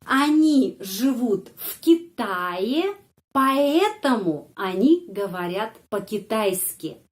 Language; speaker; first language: Russian; non-native, fluent; Indonesian